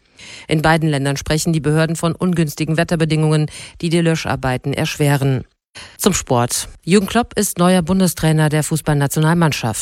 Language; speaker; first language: German; native; German